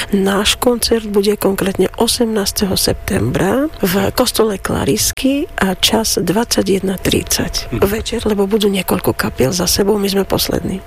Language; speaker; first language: Slovak; non-native, fluent; Armenian